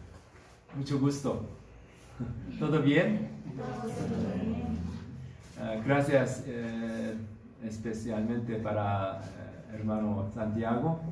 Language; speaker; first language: Spanish; non-native, fluent; Korean